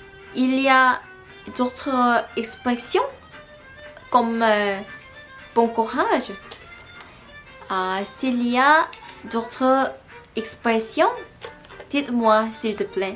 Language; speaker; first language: French; non-native, learner; Korean